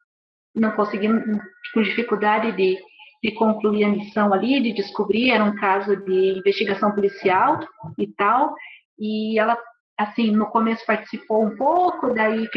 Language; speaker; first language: Portuguese; native; Portuguese